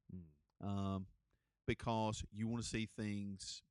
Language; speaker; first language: English; native; English